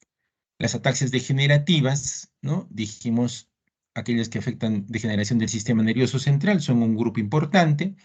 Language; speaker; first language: Spanish; native; Spanish